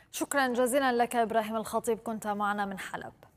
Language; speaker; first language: Arabic; native; Arabic